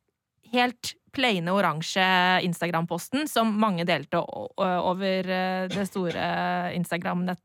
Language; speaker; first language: Norwegian; native; Norwegian